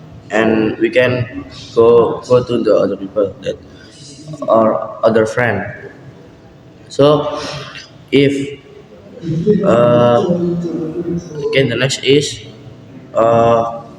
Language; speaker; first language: English; non-native, learner; Indonesian